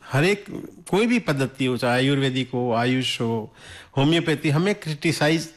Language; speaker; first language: Hindi; native; Hindi